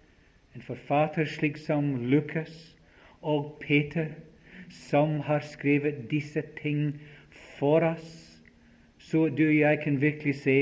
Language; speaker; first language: Swedish; non-native, fluent; English